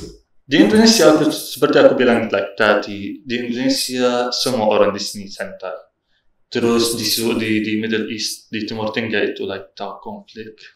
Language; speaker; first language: Indonesian; non-native, learner; Arabic